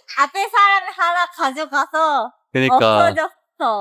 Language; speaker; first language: Korean; non-native, learner; Japanese